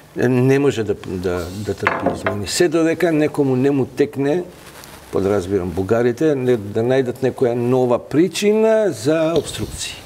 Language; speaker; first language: Macedonian; non-native, local second language; Albanian